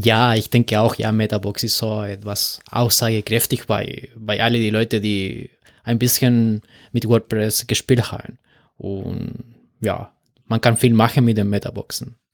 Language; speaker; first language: German; non-native, fluent; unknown